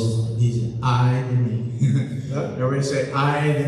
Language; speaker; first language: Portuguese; non-native, learner; English